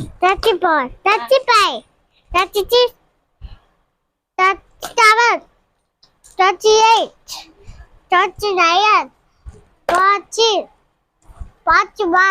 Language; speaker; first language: English; non-native, learner; Tamil